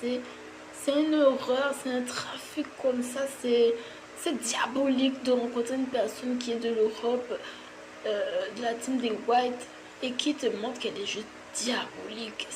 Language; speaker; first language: French; native; French